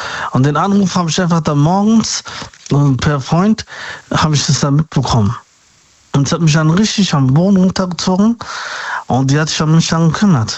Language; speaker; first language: German; native; German